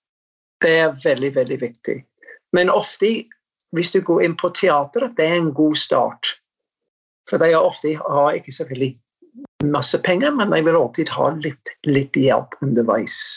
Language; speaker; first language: Norwegian; non-native, fluent; English